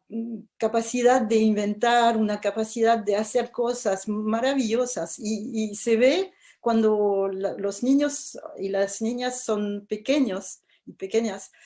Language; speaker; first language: Spanish; non-native, fluent; French